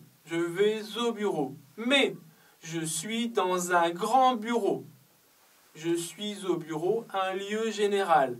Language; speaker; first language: French; non-native, fluent; Chinese